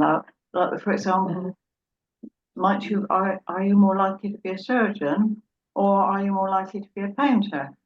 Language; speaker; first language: English; native; English